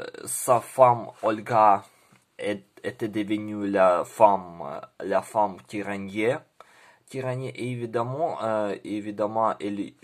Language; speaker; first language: French; non-native, learner; Ukrainian